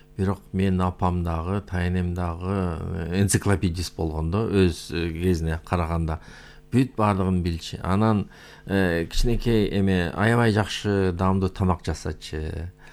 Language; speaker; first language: Kyrgyz; non-native, local second language; Uyghur